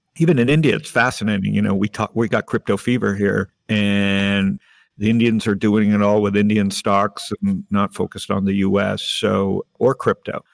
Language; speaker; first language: English; native; English